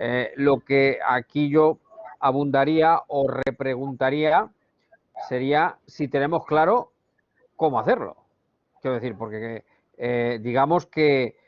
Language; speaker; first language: Spanish; native; Spanish